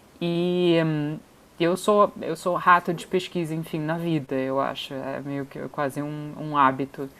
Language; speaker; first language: Portuguese; non-native, fluent; English